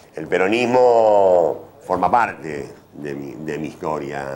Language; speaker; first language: Spanish; native; Spanish